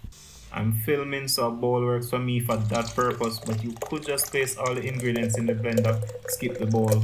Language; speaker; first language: English; native; English